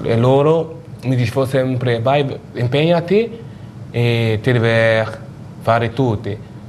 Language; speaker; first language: Italian; non-native, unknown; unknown